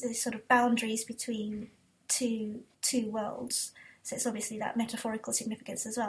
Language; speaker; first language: English; early bilingual, other home language; Japanese